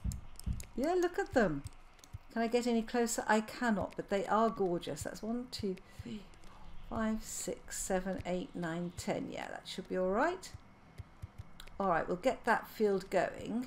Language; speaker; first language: English; native; English